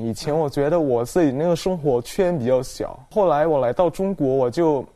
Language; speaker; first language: Chinese; non-native, fluent; Indonesian